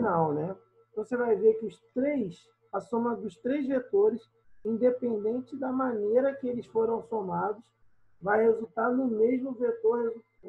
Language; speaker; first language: Portuguese; native; Portuguese